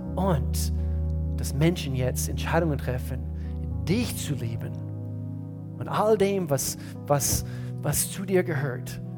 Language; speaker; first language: German; non-native, fluent; English